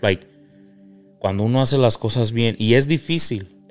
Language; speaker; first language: Spanish; early bilingual, heritage; Spanish